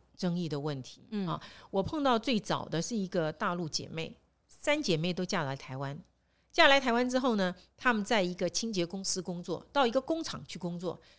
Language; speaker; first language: Chinese; native; Chinese